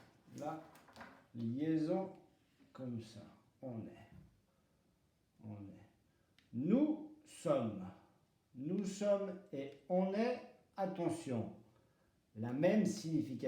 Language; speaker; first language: French; non-native, fluent; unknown